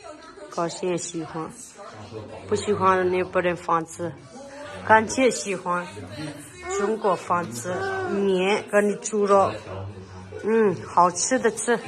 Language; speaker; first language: Chinese; non-native, learner; Nepali